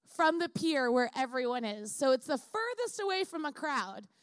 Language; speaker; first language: English; native; English